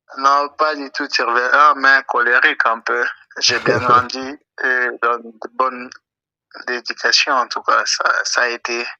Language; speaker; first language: French; non-native, local second language; Swahili